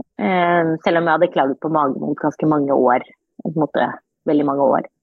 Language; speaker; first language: Norwegian; early bilingual, other home language; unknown